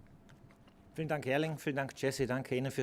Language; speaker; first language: German; native; German